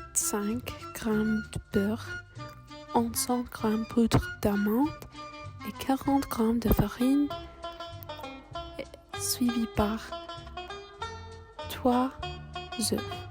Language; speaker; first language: French; non-native, learner; English